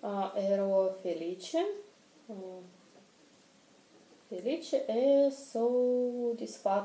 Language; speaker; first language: Italian; non-native, learner; Russian